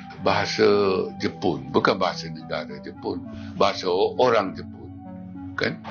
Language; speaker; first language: Malay; native; Malay